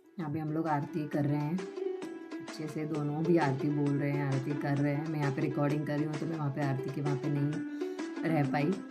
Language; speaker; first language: Hindi; non-native, local second language; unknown